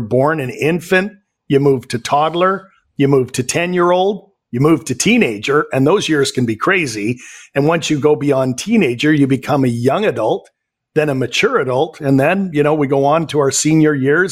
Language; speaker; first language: English; native; English